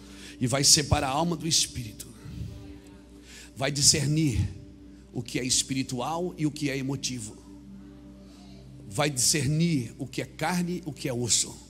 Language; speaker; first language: Portuguese; native; Portuguese